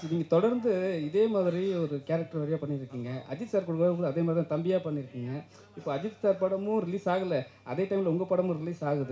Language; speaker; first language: Tamil; native; Tamil